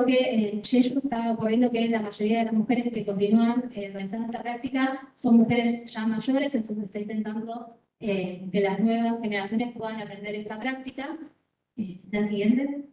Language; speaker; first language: Spanish; native; Spanish